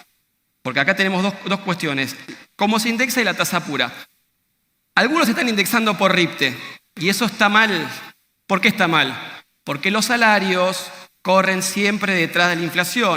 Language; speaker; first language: Spanish; native; Spanish